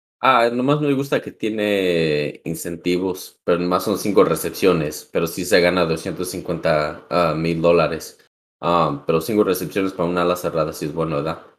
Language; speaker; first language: Spanish; early bilingual, heritage; Spanish